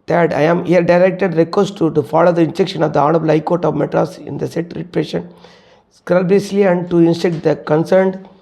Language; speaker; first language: English; non-native, local second language; Tamil